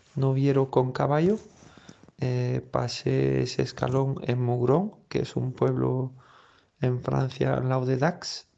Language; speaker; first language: Spanish; non-native, fluent; French